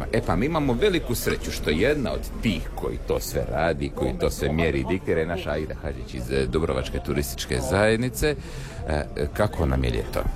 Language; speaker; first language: Serbian; native; Serbian